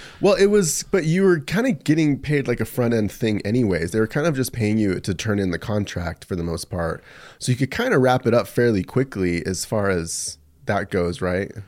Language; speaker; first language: English; early bilingual, other home language; Spanish